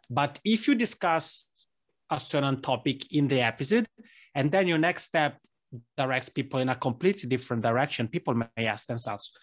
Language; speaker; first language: English; non-native, fluent; Italian